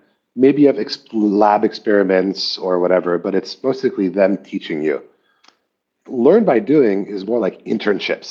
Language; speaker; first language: English; native; English